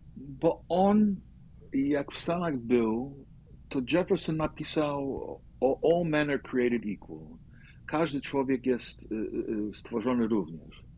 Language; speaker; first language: Polish; early bilingual, heritage; Polish